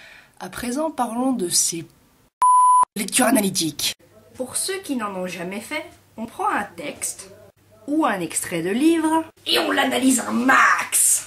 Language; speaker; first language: French; native; French